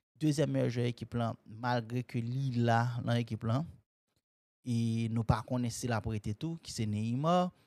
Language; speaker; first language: French; non-native, local second language; Haitian Creole